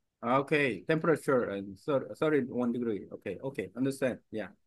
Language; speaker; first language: English; non-native, learner; Korean